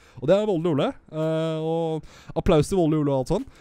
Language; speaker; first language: Norwegian; native; Norwegian